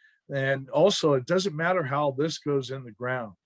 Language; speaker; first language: English; native; English